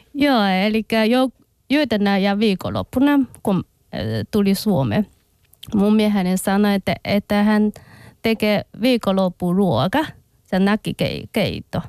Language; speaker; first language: Finnish; non-native, learner; Chinese